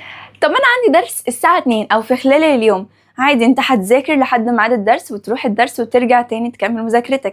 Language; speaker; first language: Arabic; native; Arabic